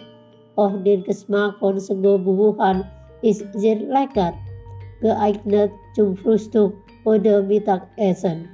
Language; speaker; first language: German; non-native, fluent; Indonesian